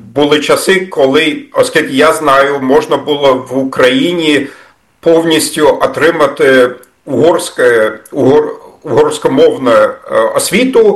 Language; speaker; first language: Ukrainian; non-native, fluent; German